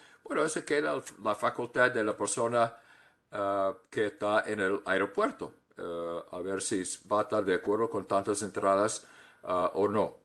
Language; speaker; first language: Spanish; non-native, fluent; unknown